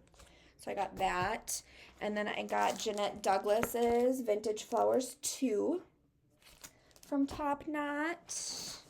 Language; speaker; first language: English; native; English